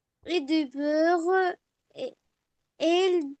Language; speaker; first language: French; non-native, learner; Arabic